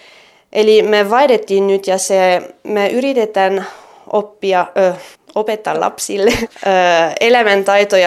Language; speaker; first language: Finnish; non-native, fluent; French